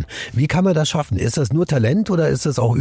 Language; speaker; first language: German; native; German